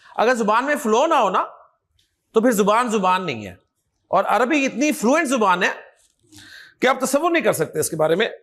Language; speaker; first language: Urdu; non-native, local second language; Punjabi